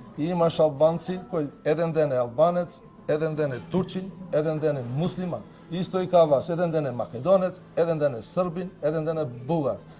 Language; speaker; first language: Macedonian; non-native, local second language; Albanian